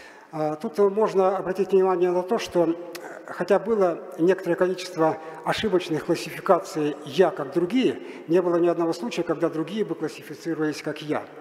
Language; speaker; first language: Russian; native; Russian